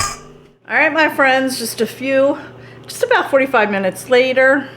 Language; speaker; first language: English; native; English